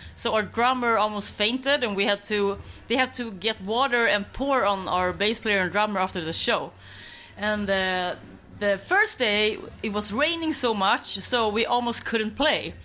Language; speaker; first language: English; non-native, fluent; Swedish